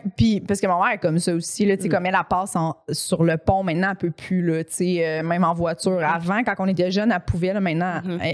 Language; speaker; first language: French; native; French